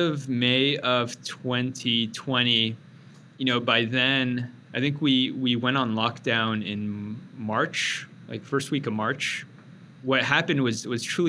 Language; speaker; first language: English; native; English